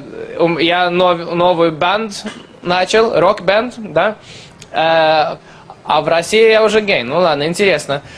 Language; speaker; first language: Russian; early bilingual, heritage; Russian